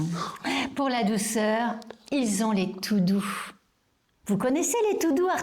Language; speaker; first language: French; native; French